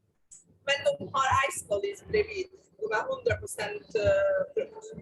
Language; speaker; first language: Swedish; non-native, learner; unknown